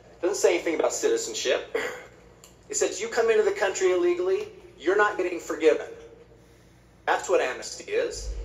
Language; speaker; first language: English; native; English